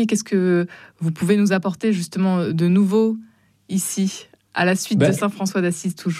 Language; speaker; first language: French; native; French